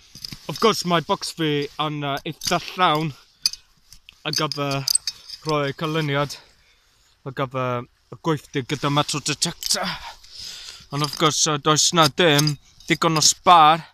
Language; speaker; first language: Welsh; non-native, learner; English